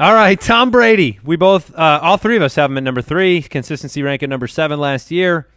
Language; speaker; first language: English; native; English